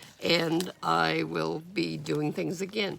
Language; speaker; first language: English; native; English